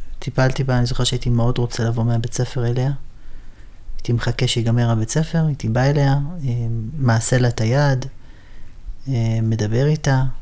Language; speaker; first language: Hebrew; native; Hebrew